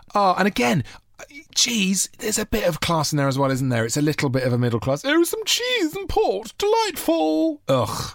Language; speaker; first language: English; native; English